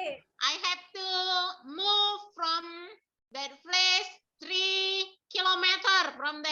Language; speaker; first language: English; non-native, learner; Indonesian